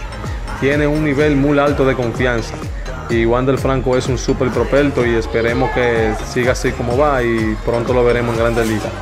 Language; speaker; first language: Spanish; native; Spanish